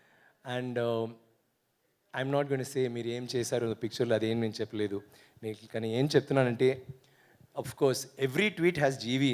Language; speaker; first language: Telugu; non-native, learner; Tamil